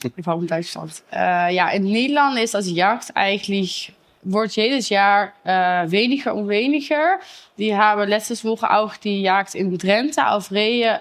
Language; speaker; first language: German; non-native, learner; Dutch